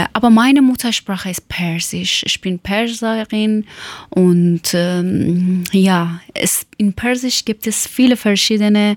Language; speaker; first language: German; non-native, learner; Persian